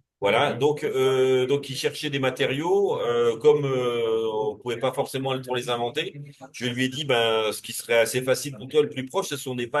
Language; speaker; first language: French; native; French